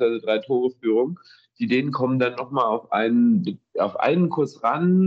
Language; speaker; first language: German; native; German